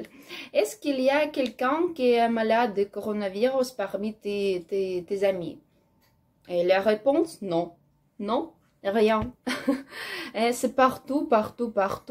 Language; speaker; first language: French; non-native, learner; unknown